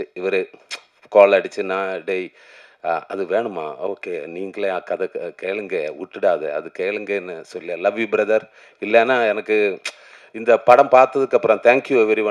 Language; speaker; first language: Tamil; non-native, learner; Malayalam